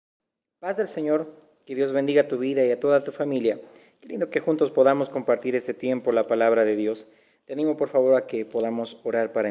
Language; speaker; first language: Spanish; native; Spanish